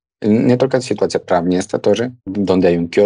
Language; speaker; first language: Russian; non-native, fluent; Spanish